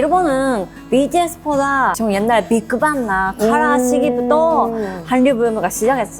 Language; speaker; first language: Korean; non-native, fluent; Japanese